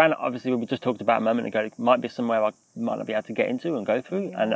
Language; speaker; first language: English; native; English